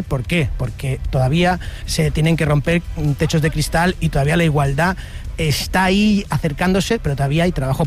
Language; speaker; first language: Spanish; native; Spanish